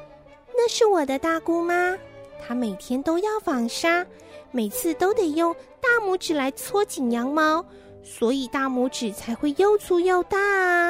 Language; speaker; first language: Chinese; native; Chinese